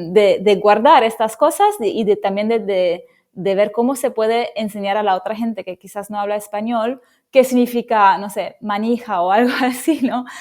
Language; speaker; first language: Spanish; non-native, fluent; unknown